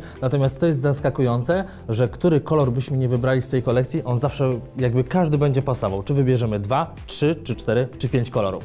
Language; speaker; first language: Polish; native; Polish